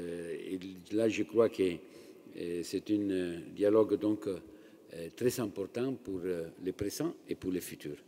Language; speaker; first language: French; non-native, fluent; Italian